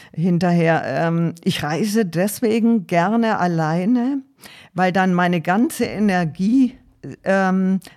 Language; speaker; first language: German; native; German